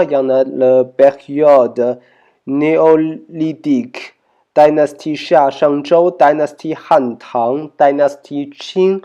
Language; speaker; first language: French; non-native, learner; Chinese